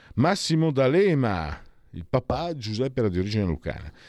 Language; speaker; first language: Italian; native; Italian